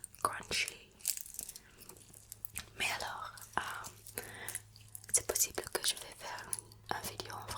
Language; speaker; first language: French; non-native, learner; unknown